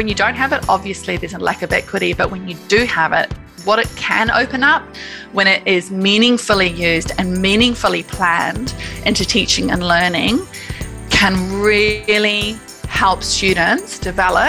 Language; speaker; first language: English; native; English